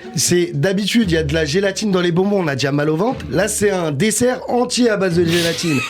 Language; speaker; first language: French; native; French